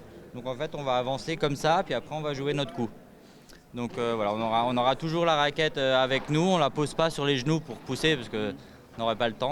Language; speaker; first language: French; native; French